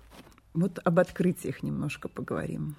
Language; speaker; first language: Russian; native; Russian